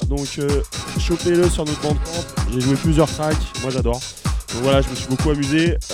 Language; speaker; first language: French; native; French